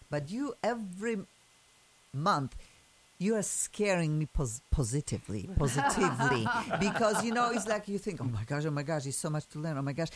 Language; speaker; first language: English; non-native, fluent; Polish